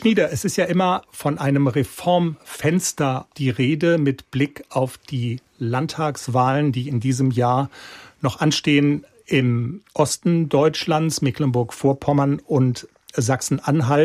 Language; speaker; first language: German; native; German